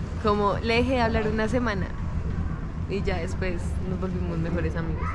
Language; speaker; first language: Spanish; native; Spanish